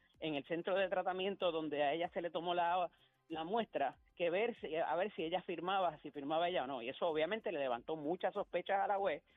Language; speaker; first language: Spanish; native; Spanish